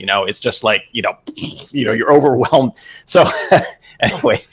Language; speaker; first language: English; native; English